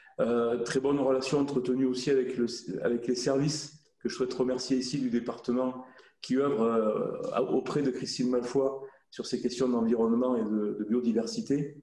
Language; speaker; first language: French; native; French